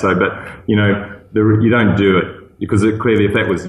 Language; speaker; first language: English; native; English